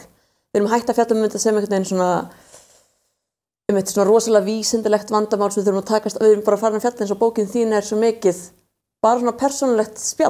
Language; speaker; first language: Icelandic; native; Icelandic